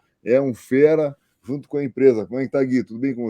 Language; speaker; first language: Portuguese; native; Portuguese